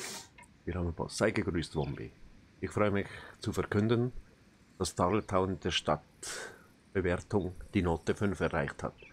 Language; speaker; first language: German; native; German